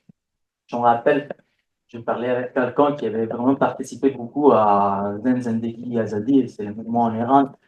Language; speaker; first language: French; non-native, fluent; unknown